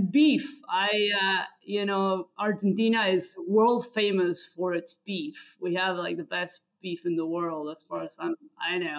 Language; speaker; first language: English; non-native, fluent; Spanish